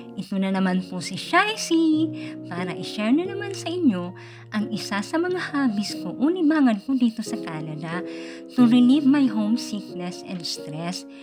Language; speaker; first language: Filipino; non-native, local second language; Bikol